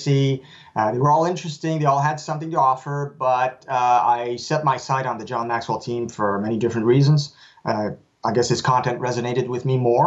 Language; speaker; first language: English; non-native, fluent; French